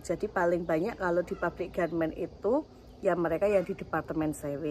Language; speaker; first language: Indonesian; native; Indonesian